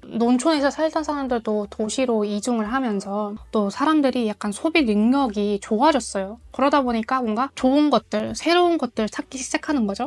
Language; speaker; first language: Korean; non-native, fluent; Mongolian